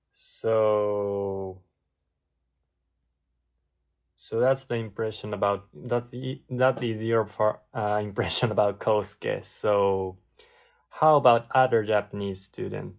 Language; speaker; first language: English; non-native, learner; Japanese